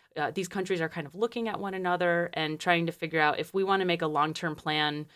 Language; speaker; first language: English; native; English